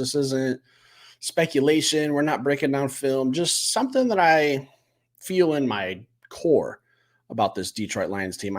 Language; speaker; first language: English; native; English